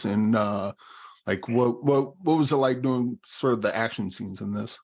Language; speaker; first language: English; native; English